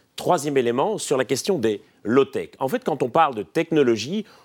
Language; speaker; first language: French; native; French